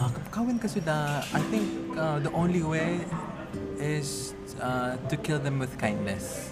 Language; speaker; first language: English; non-native, local second language; Malay